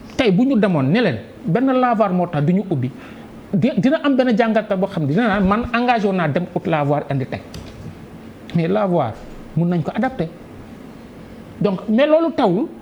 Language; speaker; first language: Wolof; non-native, local second language; Fula